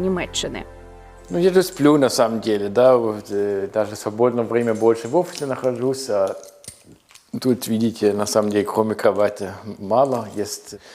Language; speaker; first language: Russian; non-native, learner; German